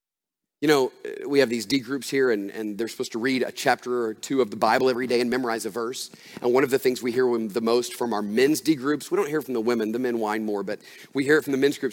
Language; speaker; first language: English; native; English